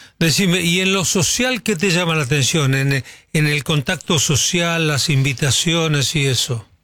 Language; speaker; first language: Spanish; native; Spanish